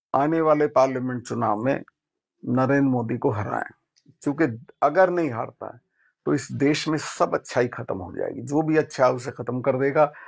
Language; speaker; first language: Hindi; native; Hindi